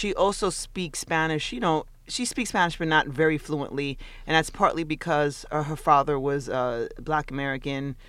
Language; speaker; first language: English; early bilingual, other home language; Spanish